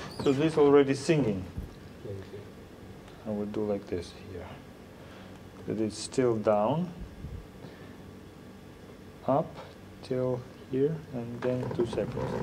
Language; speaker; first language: English; non-native, learner; Russian